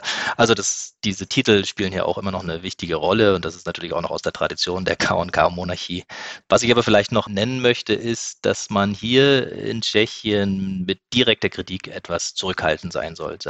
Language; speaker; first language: German; native; German